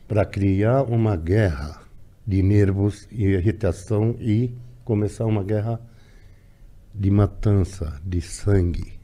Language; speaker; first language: Portuguese; non-native, fluent; Arabic